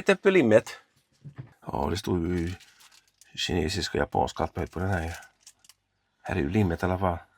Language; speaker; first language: Swedish; native; Swedish